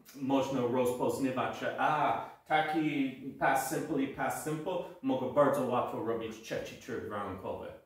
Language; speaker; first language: Polish; non-native, learner; English